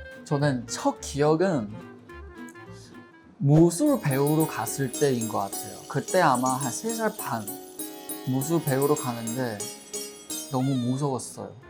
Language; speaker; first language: Korean; non-native, fluent; Chinese